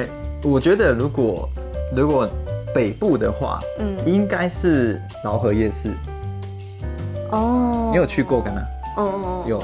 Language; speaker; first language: Chinese; native; Chinese